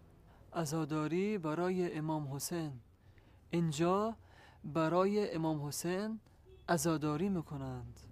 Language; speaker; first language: Persian; non-native, learner; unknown